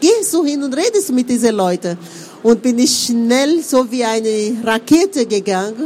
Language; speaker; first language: German; non-native, fluent; Portuguese